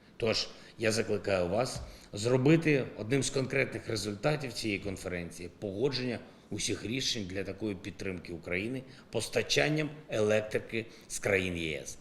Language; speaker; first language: Ukrainian; non-native, local second language; Russian